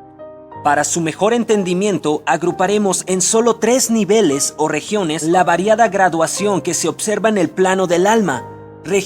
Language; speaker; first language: Spanish; native; Spanish